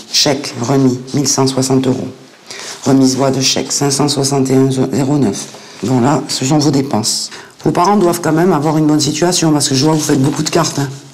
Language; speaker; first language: French; native; French